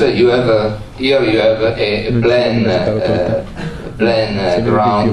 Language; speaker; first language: English; non-native, learner; Italian